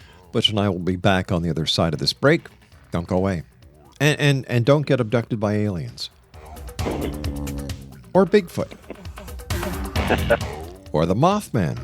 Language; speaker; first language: English; native; English